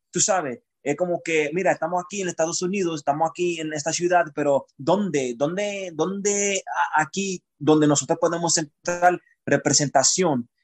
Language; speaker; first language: Spanish; early bilingual, heritage; Spanish